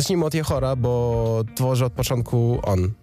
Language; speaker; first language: Polish; non-native, fluent; Ukrainian